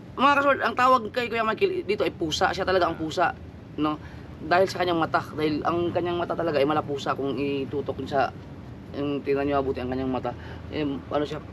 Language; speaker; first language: Filipino; native; Filipino